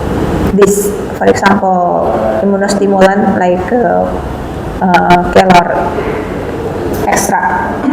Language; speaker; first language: English; non-native, fluent; Indonesian